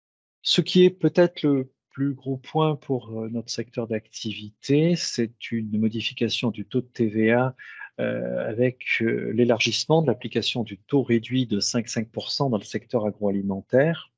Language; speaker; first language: French; native; French